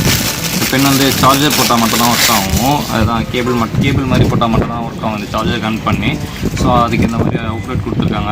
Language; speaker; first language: Tamil; native; Tamil